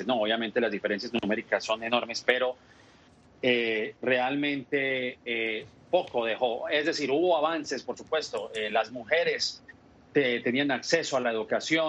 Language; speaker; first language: Spanish; native; Spanish